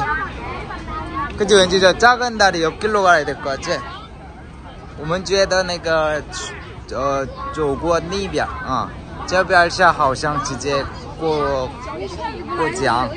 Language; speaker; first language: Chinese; non-native, fluent; Korean